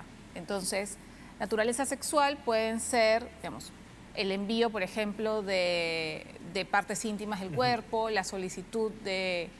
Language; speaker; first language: Spanish; native; Spanish